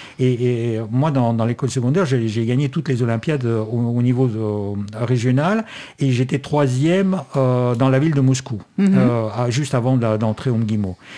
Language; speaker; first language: French; non-native, fluent; Russian